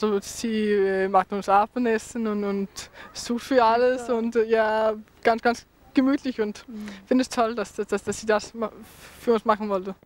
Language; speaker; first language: German; non-native, fluent; Danish